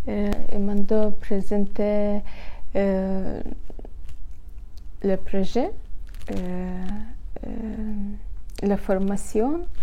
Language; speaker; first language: French; non-native, learner; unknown